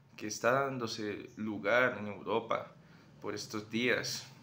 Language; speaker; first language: Spanish; native; Spanish